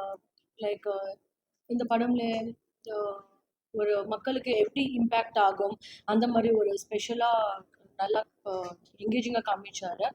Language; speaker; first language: Tamil; non-native, fluent; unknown